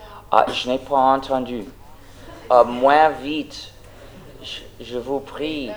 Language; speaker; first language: French; non-native, fluent; English